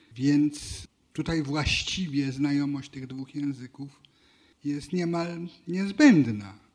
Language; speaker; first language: Polish; native; Polish